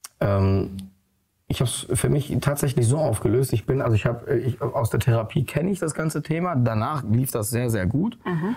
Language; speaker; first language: German; early bilingual, other home language; Polish